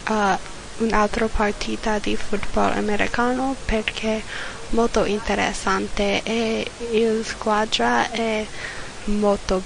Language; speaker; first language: Italian; non-native, learner; English